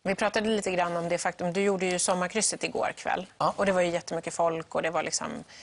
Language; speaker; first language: Swedish; native; Swedish